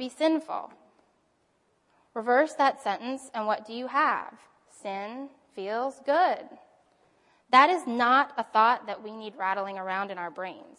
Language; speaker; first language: English; native; English